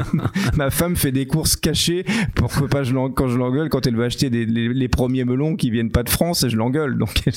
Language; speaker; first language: French; native; French